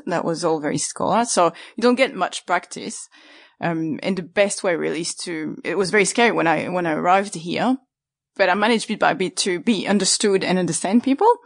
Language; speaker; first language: English; non-native, fluent; French